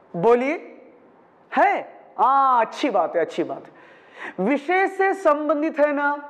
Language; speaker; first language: Hindi; non-native, local second language; Malayalam